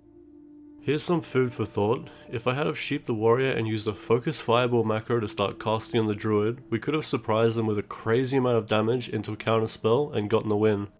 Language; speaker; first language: English; native; English